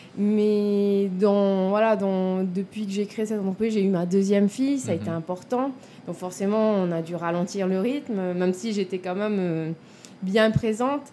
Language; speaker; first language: French; native; French